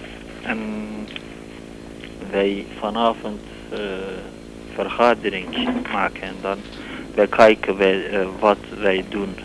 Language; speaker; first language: Dutch; non-native, learner; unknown